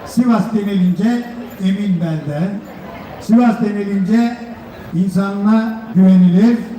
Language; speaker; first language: Turkish; native; Turkish